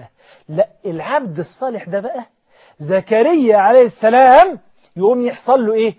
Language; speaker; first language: Arabic; native; Arabic